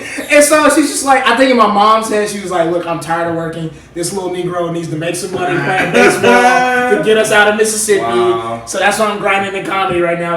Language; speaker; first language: English; native; English